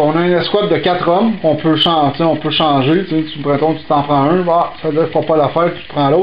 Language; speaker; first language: French; native; French